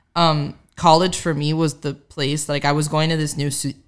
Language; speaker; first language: English; native; English